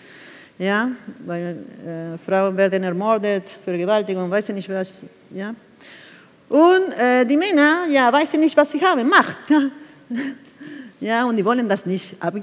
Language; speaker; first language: German; non-native, fluent; Spanish